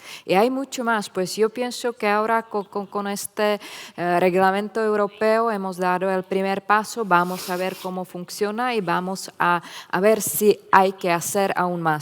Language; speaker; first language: Spanish; non-native, fluent; Czech